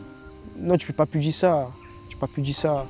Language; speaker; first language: French; early bilingual, other home language; Romanian